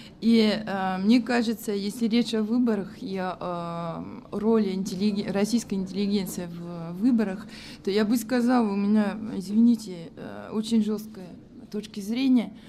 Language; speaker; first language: Russian; non-native, fluent; French